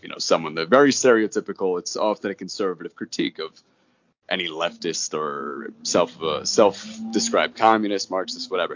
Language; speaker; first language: English; native; English